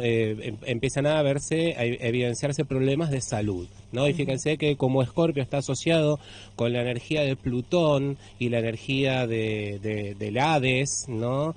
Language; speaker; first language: Spanish; native; Spanish